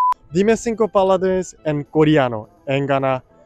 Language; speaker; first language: Spanish; non-native, learner; Korean